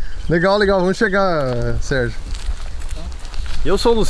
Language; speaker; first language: Portuguese; native; Portuguese